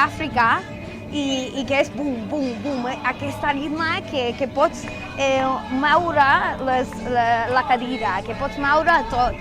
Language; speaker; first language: Catalan; non-native, fluent; English